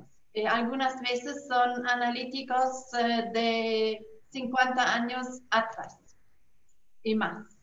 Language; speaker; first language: Spanish; non-native, fluent; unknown